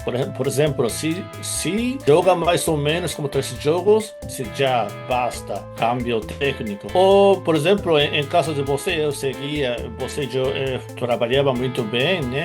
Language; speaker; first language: Portuguese; non-native, fluent; Japanese